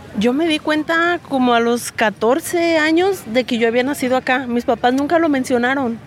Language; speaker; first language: Spanish; native; Spanish